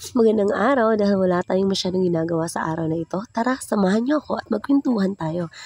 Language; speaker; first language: Filipino; non-native, local second language; Cebuano